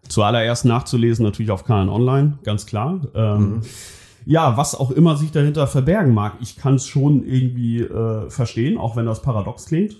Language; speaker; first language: German; native; German